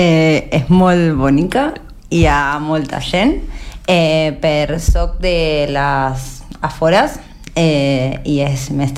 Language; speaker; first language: Catalan; non-native, learner; Spanish